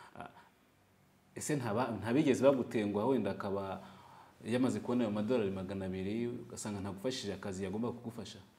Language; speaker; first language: Kinyarwanda; native; Kinyarwanda